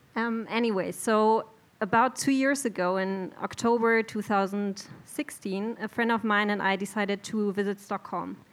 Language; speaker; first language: English; non-native, fluent; German